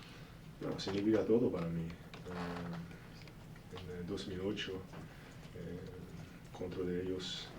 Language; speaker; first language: Spanish; early bilingual, heritage; English